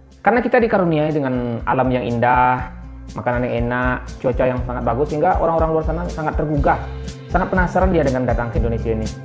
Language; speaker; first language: Indonesian; native; Indonesian